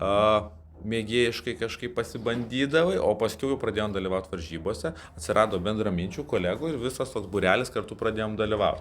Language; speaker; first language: Lithuanian; native; Lithuanian